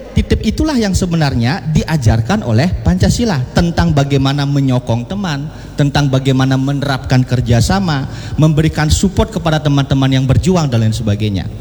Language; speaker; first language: Indonesian; non-native, local second language; Balinese